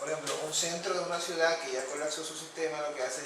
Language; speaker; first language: Spanish; native; Spanish